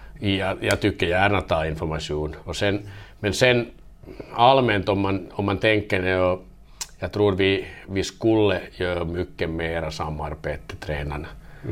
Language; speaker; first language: Swedish; non-native, learner; Finnish